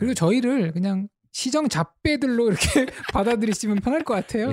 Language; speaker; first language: Korean; native; Korean